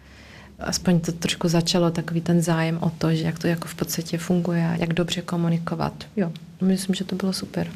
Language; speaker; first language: Czech; early bilingual, heritage; Czech